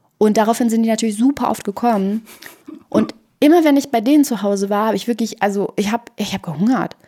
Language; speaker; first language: German; early bilingual, other home language; Persian